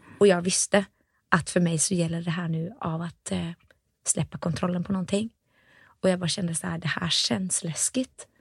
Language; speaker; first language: Swedish; early bilingual, other home language; Finnish